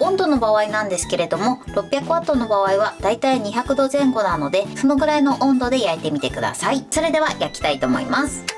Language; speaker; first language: Japanese; native; Japanese